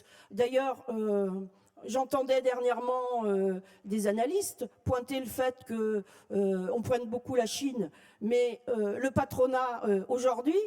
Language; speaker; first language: French; native; French